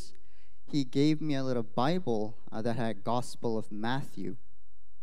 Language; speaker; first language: English; non-native, fluent; Korean